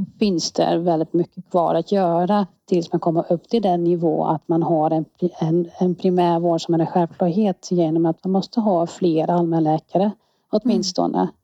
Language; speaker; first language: Swedish; non-native, fluent; Dutch